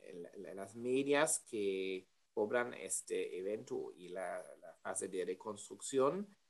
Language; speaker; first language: Spanish; non-native, learner; German